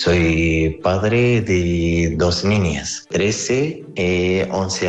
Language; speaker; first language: Spanish; non-native, learner; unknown